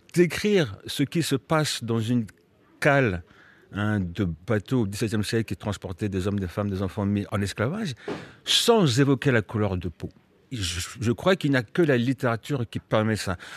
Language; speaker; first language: French; early bilingual, other home language; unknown